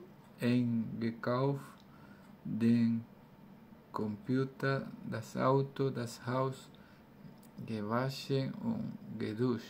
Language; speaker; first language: German; non-native, learner; Spanish